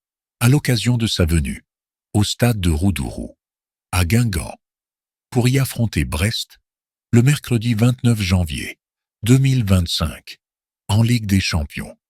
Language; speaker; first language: French; native; French